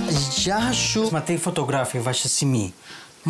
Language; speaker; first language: Ukrainian; non-native, learner; Spanish